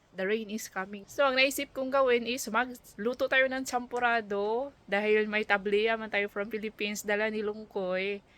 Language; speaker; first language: Filipino; non-native, local second language; Cebuano